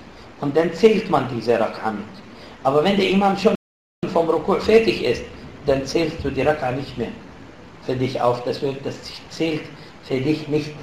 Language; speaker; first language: German; non-native, fluent; Arabic